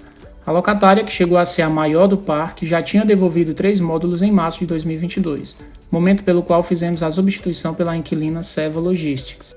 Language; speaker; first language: Portuguese; native; Portuguese